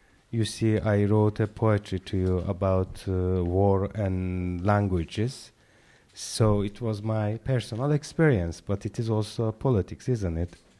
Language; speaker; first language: English; non-native, fluent; Turkish